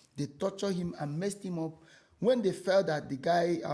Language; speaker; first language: English; non-native, local second language; Igbo